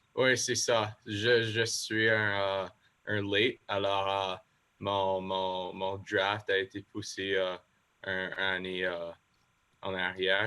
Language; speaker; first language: French; non-native, local second language; English